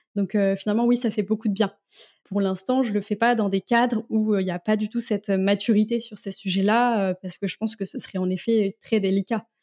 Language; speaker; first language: French; native; French